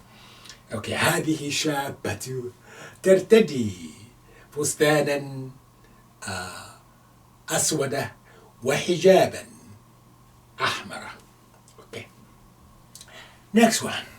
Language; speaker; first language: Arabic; non-native, fluent; English